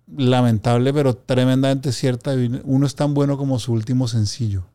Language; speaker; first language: Spanish; native; Spanish